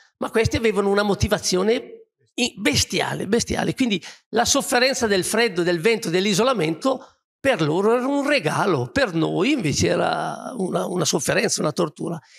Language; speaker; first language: Italian; native; Italian